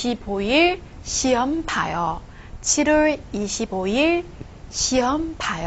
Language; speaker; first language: Korean; non-native, fluent; Chinese